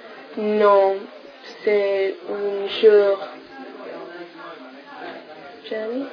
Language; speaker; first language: French; non-native, learner; English